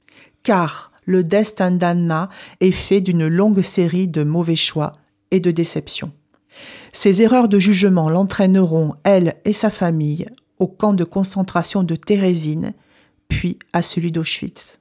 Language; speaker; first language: French; native; French